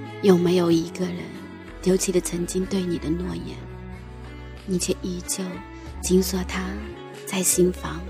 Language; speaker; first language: Chinese; native; Chinese